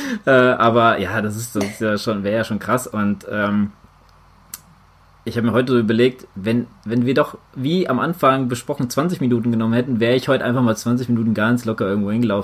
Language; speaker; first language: German; native; German